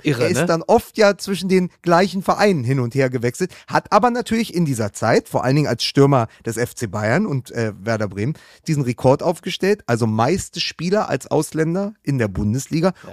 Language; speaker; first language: German; native; German